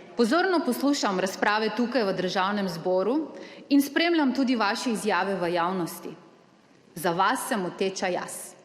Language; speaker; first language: Slovenian; early bilingual, other home language; Macedonian